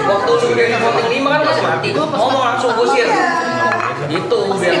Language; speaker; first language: Indonesian; native; Indonesian